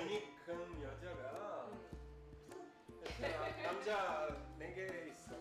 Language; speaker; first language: Korean; non-native, learner; Italian